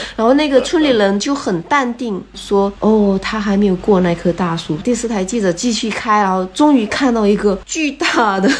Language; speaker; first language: Chinese; non-native, local second language; Min Nan Chinese